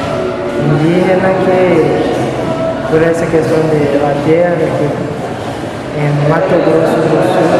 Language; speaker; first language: Spanish; non-native, learner; Portuguese